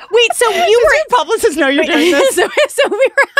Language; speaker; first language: English; native; English